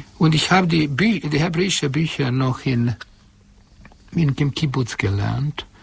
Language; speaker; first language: German; non-native, fluent; Hungarian